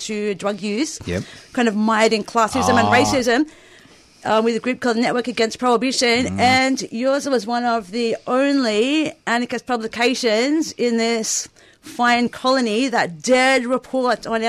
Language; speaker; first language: English; native; English